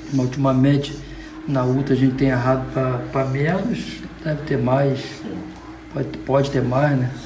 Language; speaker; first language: Portuguese; native; Portuguese